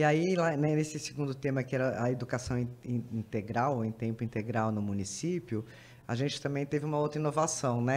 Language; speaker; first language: Portuguese; native; Portuguese